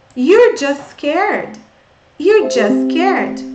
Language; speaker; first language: English; non-native, fluent; Portuguese